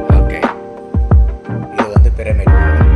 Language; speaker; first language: Tamil; native; Tamil